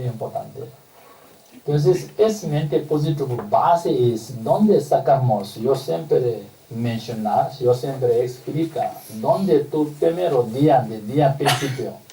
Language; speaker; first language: Spanish; non-native, learner; Tibetan